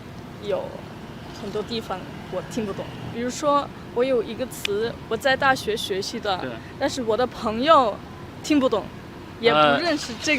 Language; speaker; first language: Chinese; non-native, learner; German